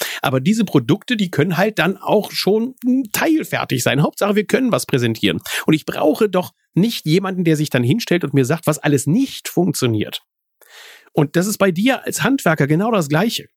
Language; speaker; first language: German; native; German